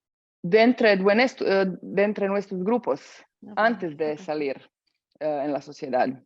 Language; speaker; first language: Spanish; non-native, fluent; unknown